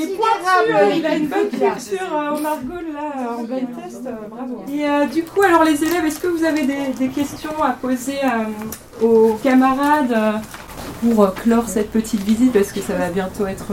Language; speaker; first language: French; native; French